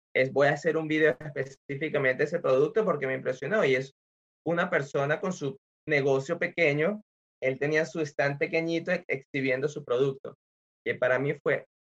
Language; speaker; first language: Spanish; native; Spanish